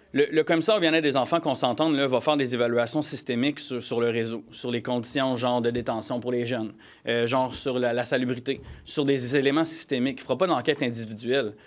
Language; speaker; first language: French; native; French